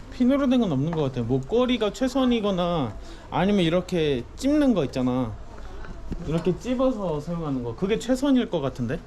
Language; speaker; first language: Korean; native; Korean